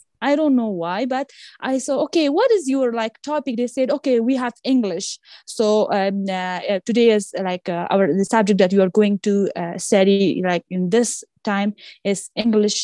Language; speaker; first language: English; non-native, fluent; Persian